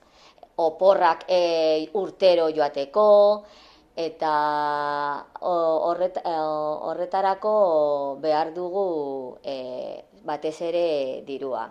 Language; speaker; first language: Basque; non-native, local second language; Spanish